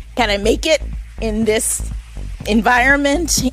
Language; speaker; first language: English; native; English